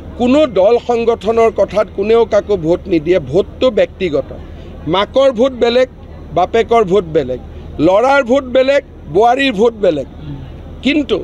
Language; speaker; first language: Assamese; native; Assamese